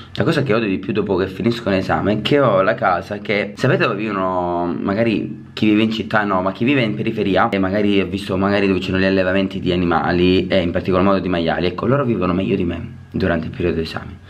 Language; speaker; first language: Italian; native; Italian